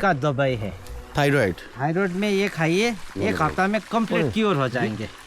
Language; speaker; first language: Hindi; non-native, local second language; Nepali